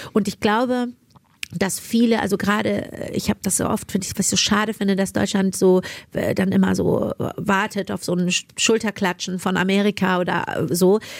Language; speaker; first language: German; early bilingual, other home language; Persian